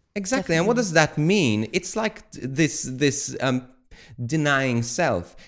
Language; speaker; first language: English; native; English